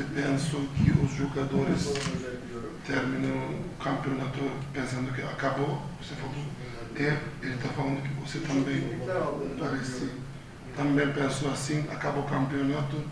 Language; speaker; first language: Portuguese; non-native, fluent; Turkish